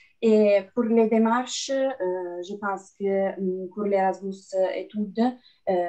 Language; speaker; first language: French; non-native, fluent; Italian